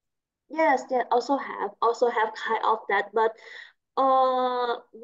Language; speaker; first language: English; non-native, learner; Thai